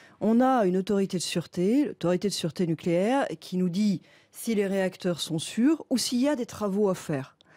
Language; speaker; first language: French; native; French